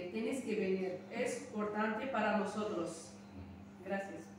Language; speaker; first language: Spanish; non-native, learner; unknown